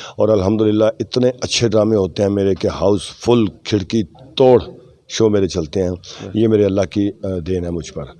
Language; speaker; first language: Urdu; non-native, local second language; Punjabi